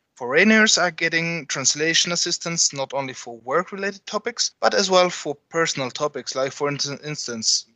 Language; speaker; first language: English; non-native, fluent; French